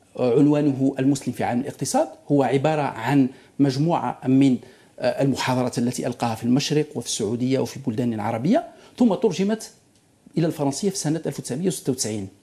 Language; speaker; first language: Arabic; native; Arabic